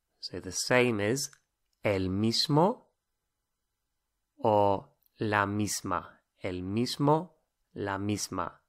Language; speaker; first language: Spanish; non-native, fluent; English